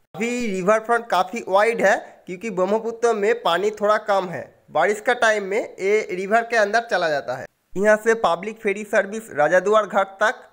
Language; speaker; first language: Hindi; non-native, local second language; Bangla